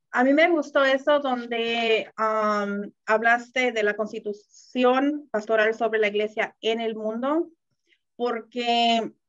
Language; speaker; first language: Spanish; early bilingual, heritage; Spanish